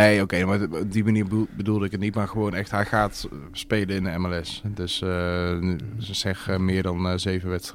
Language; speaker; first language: Dutch; native; Dutch